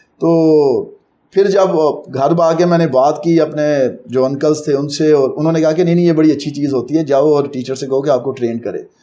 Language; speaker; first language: Urdu; non-native, local second language; Punjabi